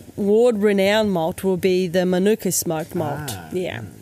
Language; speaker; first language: English; native; English